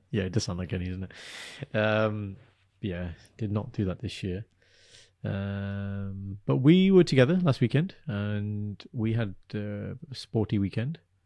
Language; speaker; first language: English; early bilingual, other home language; Punjabi